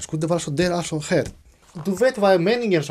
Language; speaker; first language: Swedish; non-native, fluent; Greek